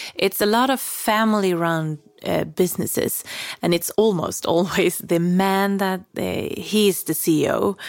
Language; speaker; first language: English; non-native, fluent; Swedish